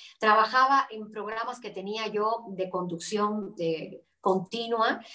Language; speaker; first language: Spanish; native; Spanish